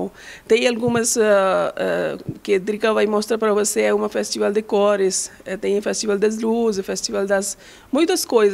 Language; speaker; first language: Portuguese; non-native, learner; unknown